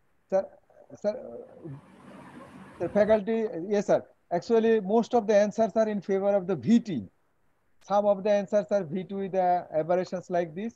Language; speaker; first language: English; non-native, local second language; Bangla